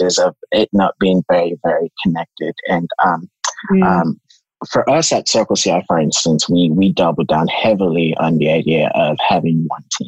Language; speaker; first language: English; non-native, local second language; Yoruba